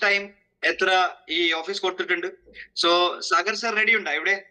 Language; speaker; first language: Malayalam; non-native, fluent; Hindi